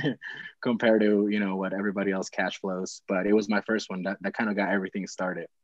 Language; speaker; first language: English; early bilingual, other home language; Spanish